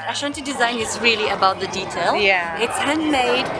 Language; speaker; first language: English; non-native, fluent; French